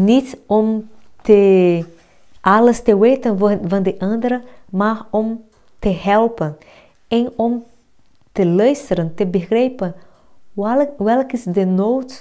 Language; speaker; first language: Dutch; non-native, fluent; Portuguese